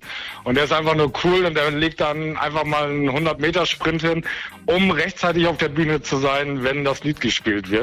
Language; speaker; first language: German; native; German